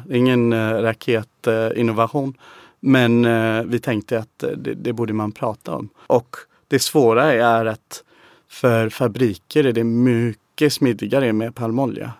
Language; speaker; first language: Swedish; non-native, fluent; English